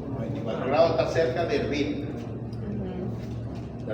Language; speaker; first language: Spanish; native; Spanish